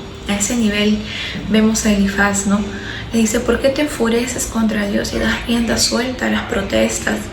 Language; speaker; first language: Spanish; native; Spanish